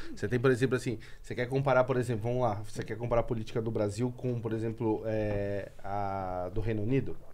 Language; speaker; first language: Portuguese; native; Portuguese